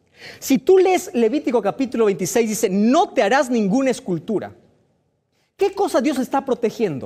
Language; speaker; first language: Spanish; native; Spanish